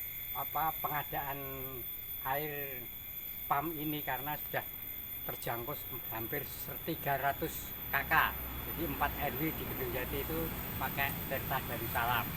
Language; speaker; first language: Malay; non-native, local second language; Javanese